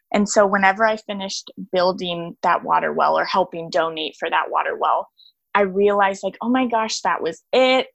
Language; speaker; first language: English; native; English